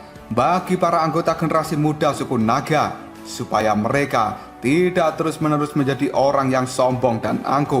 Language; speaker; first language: Indonesian; native; Indonesian